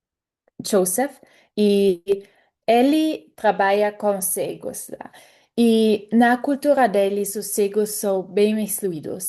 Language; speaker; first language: Portuguese; non-native, fluent; German